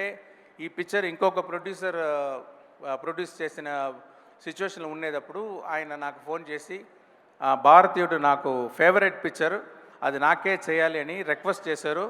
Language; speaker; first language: Telugu; non-native, local second language; Tamil